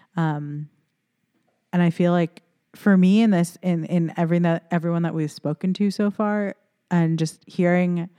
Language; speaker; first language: English; early bilingual, other home language; Filipino